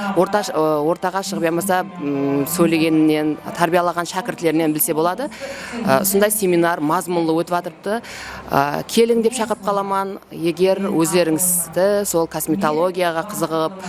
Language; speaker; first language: Uzbek; non-native, local second language; Kara-Kalpak